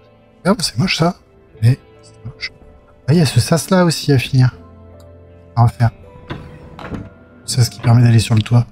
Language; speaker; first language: French; native; French